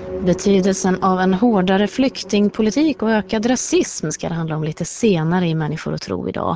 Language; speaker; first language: Swedish; native; Swedish